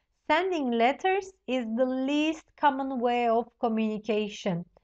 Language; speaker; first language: English; non-native, fluent; Turkish